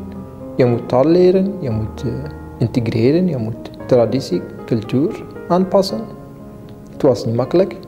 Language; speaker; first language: Dutch; non-native, learner; Kurdish